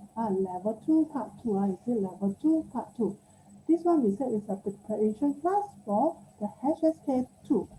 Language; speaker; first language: English; non-native, local second language; Chinese